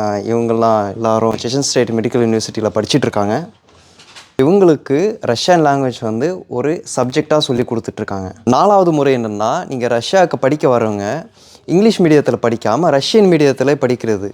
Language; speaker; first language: Tamil; non-native, fluent; Russian